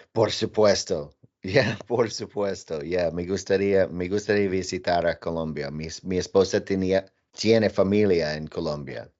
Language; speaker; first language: Spanish; non-native, learner; English